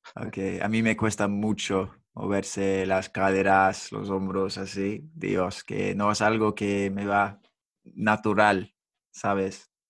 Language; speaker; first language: Spanish; non-native, fluent; English